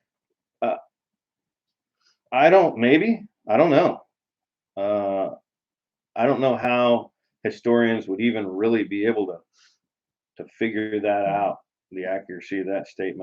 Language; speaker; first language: English; native; English